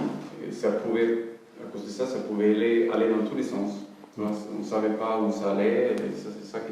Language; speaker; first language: French; non-native, fluent; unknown